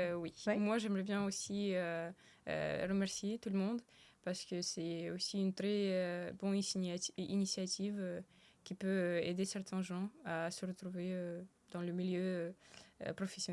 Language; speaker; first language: French; early bilingual, other home language; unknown